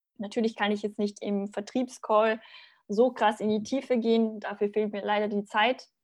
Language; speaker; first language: German; early bilingual, other home language; Bosnian